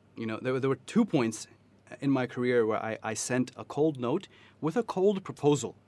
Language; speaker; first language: English; native; English